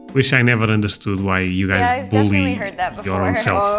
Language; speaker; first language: English; non-native, fluent; Portuguese